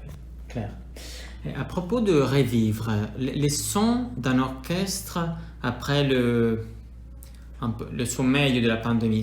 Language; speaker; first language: French; non-native, fluent; Italian